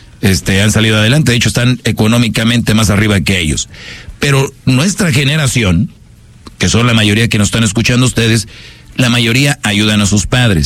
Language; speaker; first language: Spanish; native; Spanish